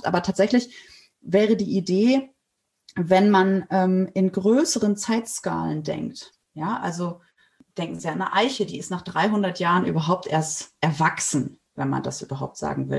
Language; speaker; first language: German; native; German